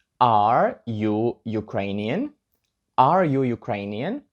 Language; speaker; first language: English; non-native, learner; Ukrainian